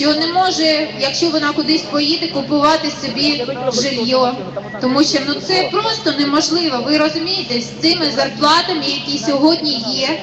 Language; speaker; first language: Ukrainian; non-native, local second language; Russian